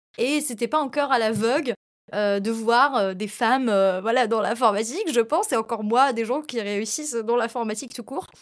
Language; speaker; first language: French; non-native, local second language; Arabic